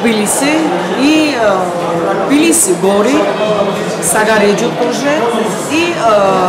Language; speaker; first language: Russian; non-native, learner; Georgian